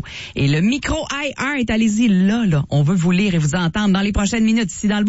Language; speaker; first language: French; native; French